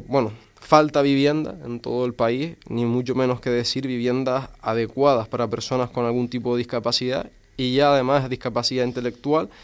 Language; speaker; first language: Spanish; native; Spanish